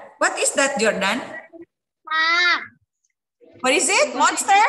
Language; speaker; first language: English; non-native, fluent; Indonesian